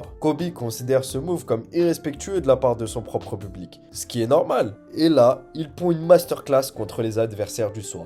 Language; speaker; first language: French; native; French